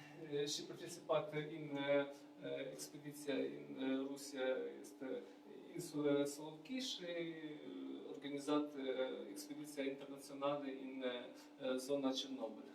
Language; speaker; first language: Romanian; non-native, learner; Ukrainian